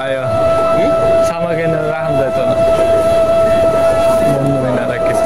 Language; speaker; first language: Arabic; non-native, learner; Bangla